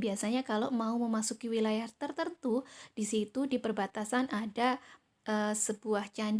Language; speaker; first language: Indonesian; native; Indonesian